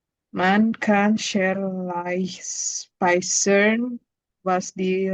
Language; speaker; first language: German; non-native, learner; Indonesian